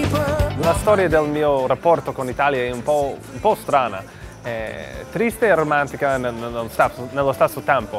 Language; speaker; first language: Italian; non-native, learner; English